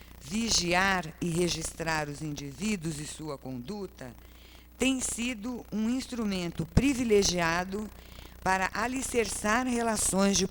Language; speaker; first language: Portuguese; native; Portuguese